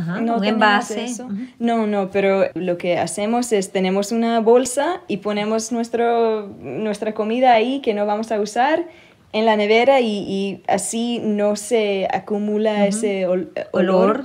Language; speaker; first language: Spanish; early bilingual, heritage; Spanish